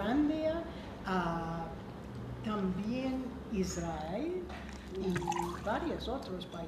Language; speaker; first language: Spanish; non-native, learner; English